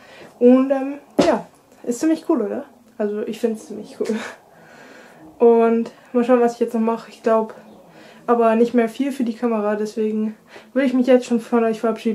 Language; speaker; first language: German; native; German